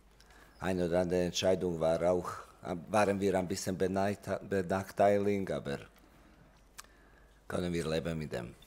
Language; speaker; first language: German; non-native, learner; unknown